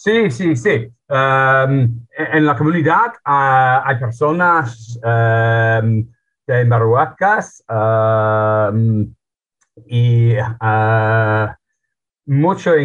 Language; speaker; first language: Spanish; non-native, learner; English